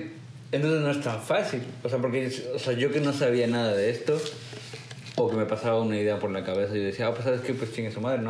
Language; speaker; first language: Spanish; native; Spanish